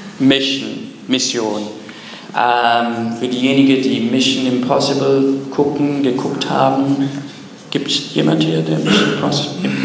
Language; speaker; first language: German; non-native, fluent; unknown